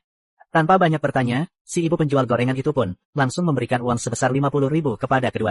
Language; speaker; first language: Indonesian; native; Indonesian